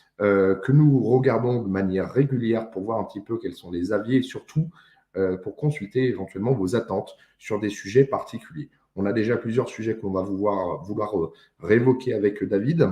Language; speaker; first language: French; native; French